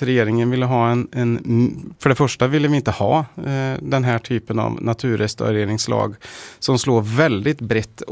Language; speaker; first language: Swedish; native; Swedish